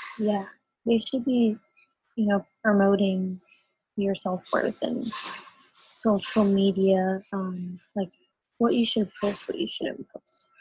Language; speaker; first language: English; native; English